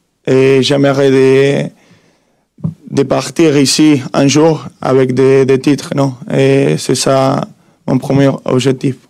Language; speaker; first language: French; non-native, fluent; Spanish